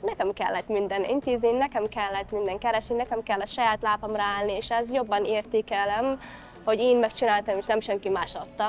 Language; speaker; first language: Hungarian; non-native, fluent; Somali